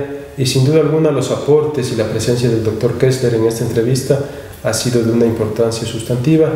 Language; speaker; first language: Spanish; native; Spanish